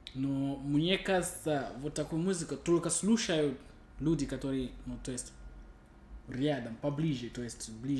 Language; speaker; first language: Russian; non-native, fluent; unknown